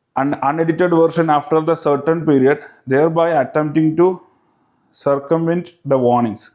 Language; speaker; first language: English; non-native, local second language; Malayalam